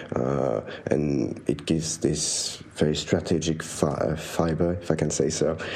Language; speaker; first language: English; non-native, fluent; French